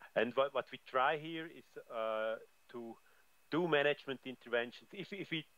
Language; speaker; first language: English; non-native, fluent; German